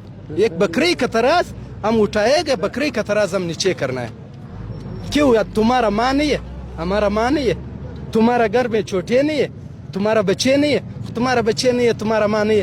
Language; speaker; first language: Hindi; non-native, local second language; Pashto